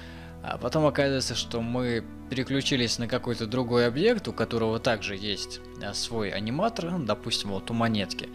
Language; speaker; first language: Russian; native; Russian